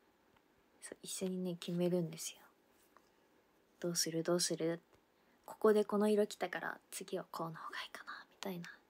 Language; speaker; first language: Japanese; native; Japanese